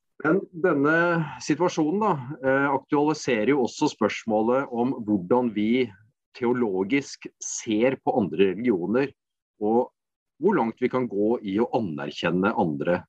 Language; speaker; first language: Norwegian; native; Norwegian